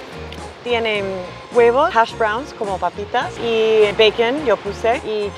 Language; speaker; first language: Spanish; early bilingual, other home language; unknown